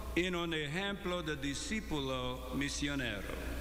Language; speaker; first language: Spanish; non-native, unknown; English